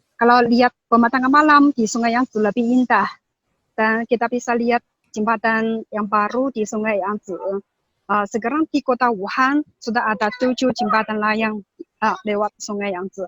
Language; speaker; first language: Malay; non-native, learner; Chinese